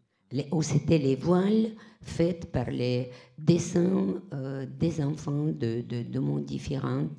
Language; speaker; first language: French; non-native, fluent; Russian